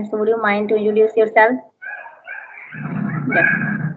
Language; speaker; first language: English; non-native, learner; Hindi